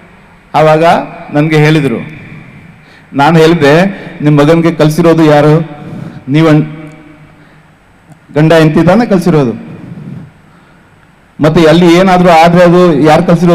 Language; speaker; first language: Kannada; non-native, fluent; Hindi